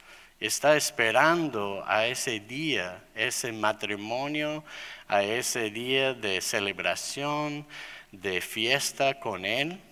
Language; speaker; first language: Spanish; non-native, fluent; English